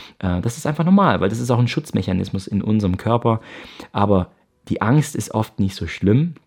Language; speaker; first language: German; native; German